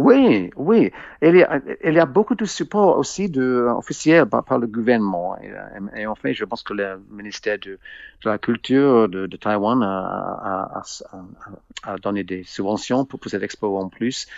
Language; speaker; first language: French; non-native, fluent; English